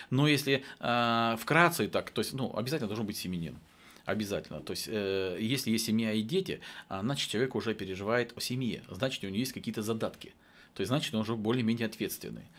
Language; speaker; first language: Russian; native; Russian